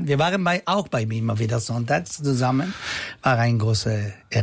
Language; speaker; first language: German; non-native, learner; Italian